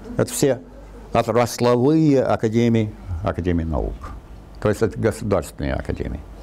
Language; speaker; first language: Russian; non-native, fluent; English